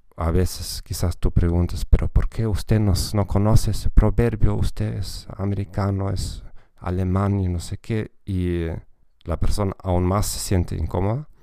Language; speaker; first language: Spanish; non-native, fluent; German